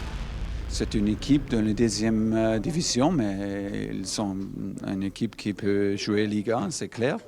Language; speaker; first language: French; non-native, fluent; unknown